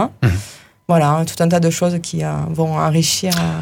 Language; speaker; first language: French; native; French